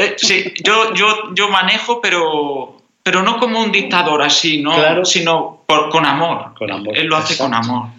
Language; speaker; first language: Spanish; native; Spanish